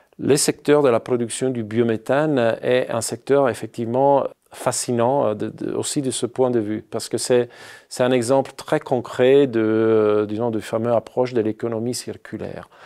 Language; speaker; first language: French; non-native, fluent; Italian